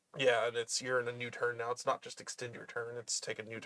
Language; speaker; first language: English; native; English